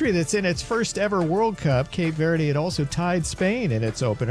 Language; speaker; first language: English; native; English